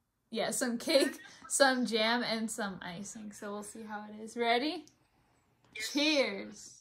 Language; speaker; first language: English; early bilingual, other home language; Spanish